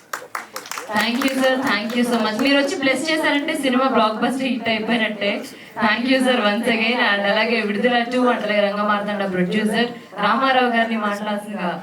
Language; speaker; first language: Telugu; native; Telugu